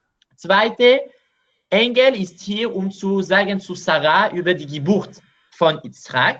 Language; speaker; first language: German; non-native, learner; Hebrew